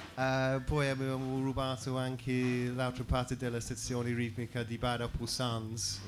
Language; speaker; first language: Italian; non-native, fluent; English